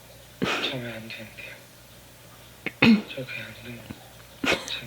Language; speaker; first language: Korean; non-native, fluent; Chinese